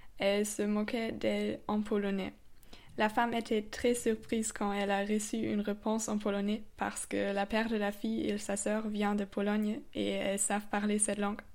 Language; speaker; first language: French; non-native, fluent; German